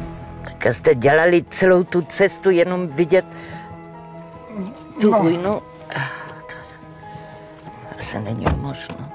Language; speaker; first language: Czech; non-native, local second language; English